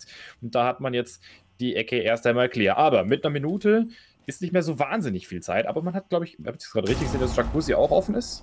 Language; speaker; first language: German; native; German